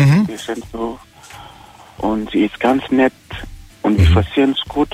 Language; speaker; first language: German; non-native, learner; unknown